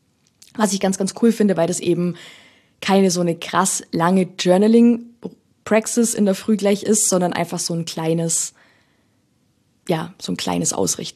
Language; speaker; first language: German; native; German